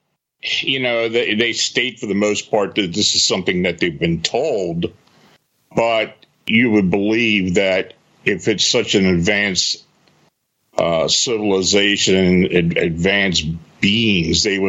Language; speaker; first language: English; native; English